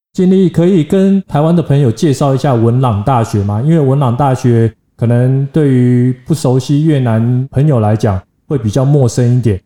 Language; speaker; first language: Chinese; native; Chinese